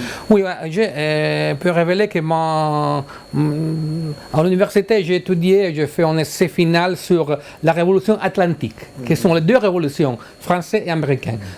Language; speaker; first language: French; non-native, learner; Italian